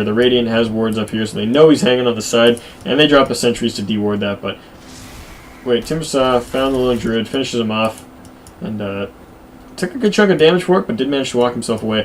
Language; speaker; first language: English; native; English